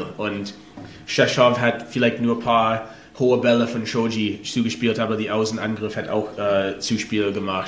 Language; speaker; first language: German; non-native, learner; English